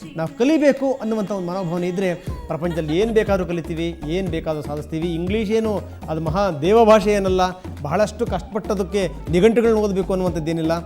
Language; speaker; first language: Kannada; native; Kannada